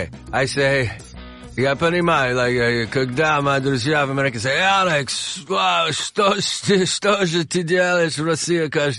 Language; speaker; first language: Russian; non-native, learner; English